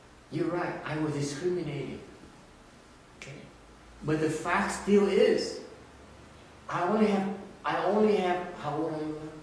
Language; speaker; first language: English; non-native, fluent; Vietnamese